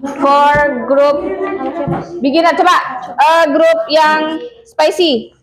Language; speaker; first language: English; non-native, local second language; Indonesian